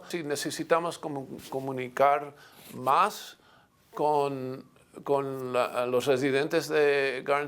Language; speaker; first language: Spanish; non-native, learner; English